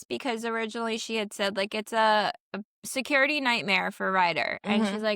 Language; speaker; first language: English; native; English